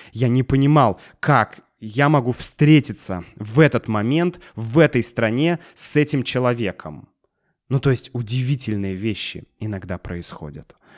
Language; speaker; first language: Russian; native; Russian